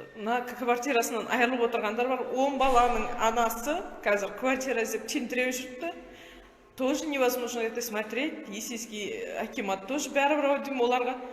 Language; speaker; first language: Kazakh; native; Kazakh